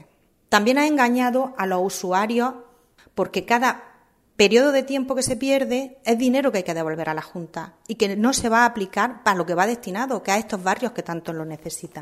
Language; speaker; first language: Spanish; native; Spanish